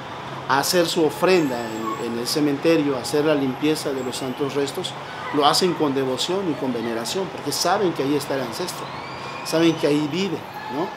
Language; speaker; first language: Spanish; native; Spanish